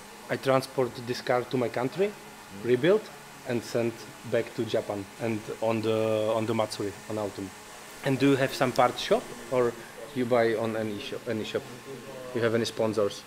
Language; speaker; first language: English; non-native, learner; Czech